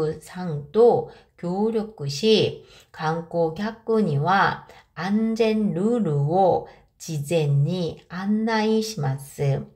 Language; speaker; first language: Japanese; non-native, fluent; Korean